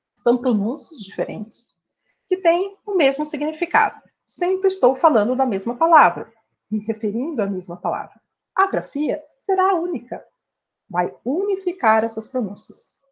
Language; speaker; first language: Portuguese; native; Portuguese